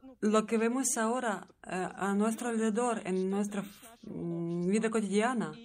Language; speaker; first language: Spanish; non-native, learner; Russian